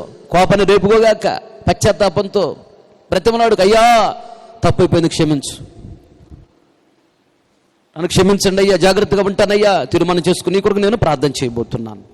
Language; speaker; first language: Telugu; native; Telugu